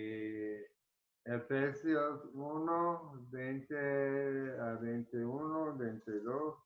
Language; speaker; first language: Spanish; early bilingual, heritage; Spanish